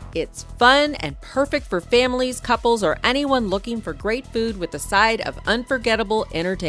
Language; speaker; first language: English; native; English